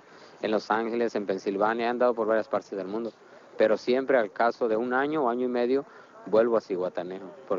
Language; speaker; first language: Spanish; native; Spanish